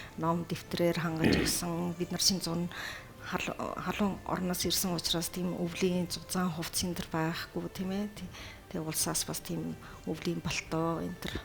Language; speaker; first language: Mongolian; early bilingual, heritage; Mongolian